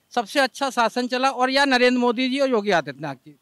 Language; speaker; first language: Hindi; native; Hindi